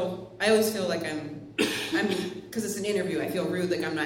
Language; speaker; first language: English; native; English